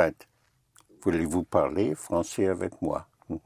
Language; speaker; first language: French; non-native, fluent; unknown